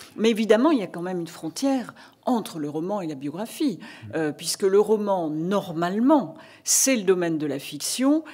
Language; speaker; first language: French; native; French